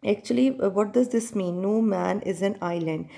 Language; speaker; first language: English; non-native, local second language; Punjabi